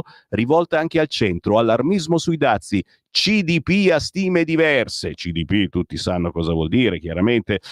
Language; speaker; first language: Italian; native; Italian